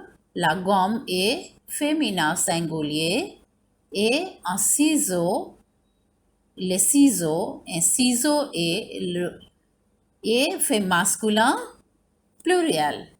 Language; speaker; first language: French; non-native, fluent; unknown